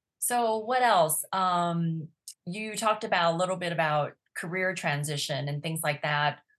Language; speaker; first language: English; native; English